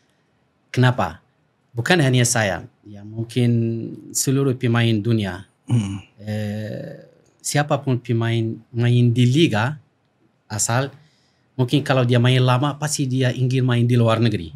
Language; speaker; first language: Indonesian; non-native, fluent; Arabic